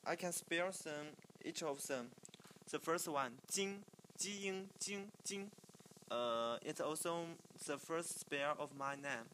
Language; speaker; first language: English; non-native, learner; Chinese